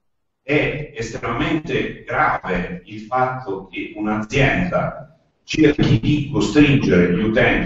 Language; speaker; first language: Italian; native; Italian